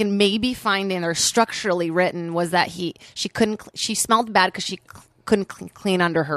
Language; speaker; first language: English; non-native, fluent; Portuguese